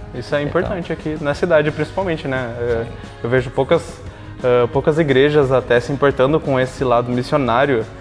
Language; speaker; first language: Portuguese; native; Portuguese